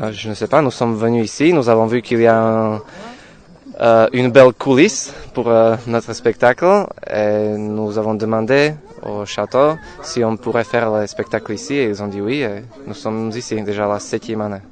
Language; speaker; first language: French; non-native, fluent; Slovak